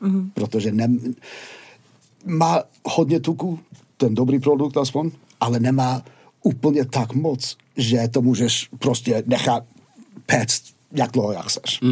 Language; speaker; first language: Czech; non-native, fluent; English